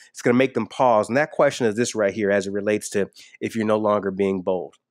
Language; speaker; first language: English; native; English